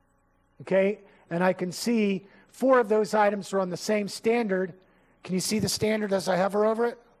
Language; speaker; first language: English; native; English